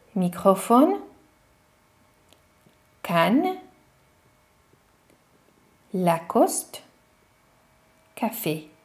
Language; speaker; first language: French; non-native, fluent; Hungarian